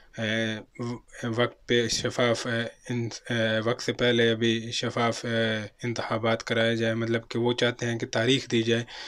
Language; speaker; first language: Urdu; non-native, local second language; Punjabi